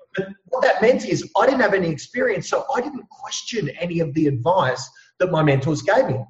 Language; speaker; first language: English; native; English